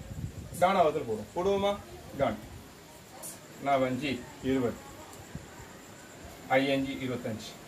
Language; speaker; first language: Tamil; native; Tamil